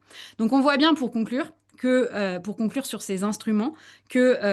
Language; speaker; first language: French; native; French